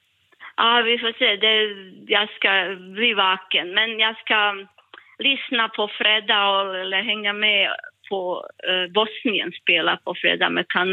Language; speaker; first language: Swedish; non-native, learner; Bosnian